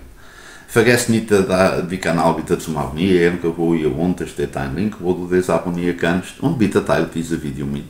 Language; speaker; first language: German; non-native, learner; Portuguese